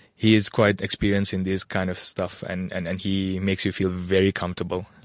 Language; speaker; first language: English; native; English